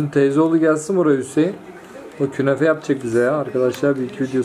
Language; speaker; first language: Turkish; native; Turkish